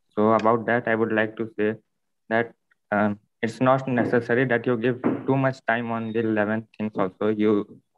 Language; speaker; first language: English; non-native, local second language; Hindi